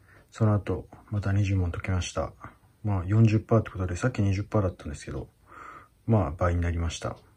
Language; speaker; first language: Japanese; native; Japanese